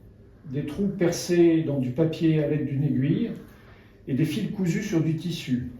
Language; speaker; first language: French; native; French